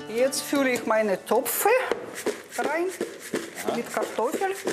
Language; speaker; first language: German; non-native, learner; Russian